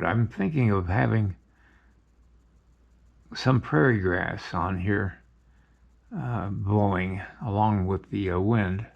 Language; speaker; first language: English; native; English